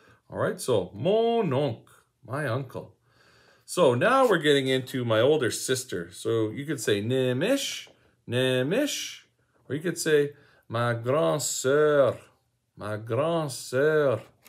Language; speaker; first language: English; native; English